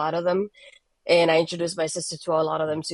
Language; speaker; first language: English; non-native, fluent; Spanish